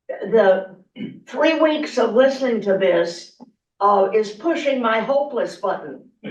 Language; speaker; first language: English; native; English